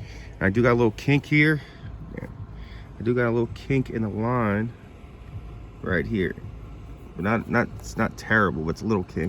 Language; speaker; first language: English; native; English